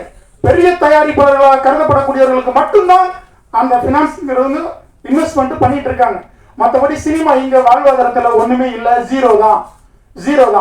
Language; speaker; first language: Tamil; native; Tamil